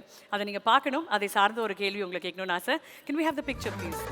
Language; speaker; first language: Tamil; native; Tamil